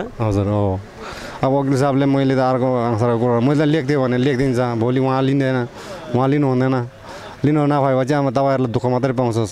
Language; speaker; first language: Nepali; non-native, local second language; Eastern Tamang